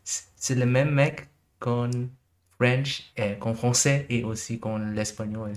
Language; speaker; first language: French; non-native, learner; German